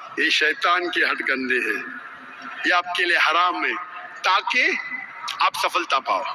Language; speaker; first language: Urdu; non-native, local second language; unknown